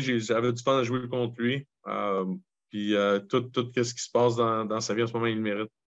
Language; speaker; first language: French; native; French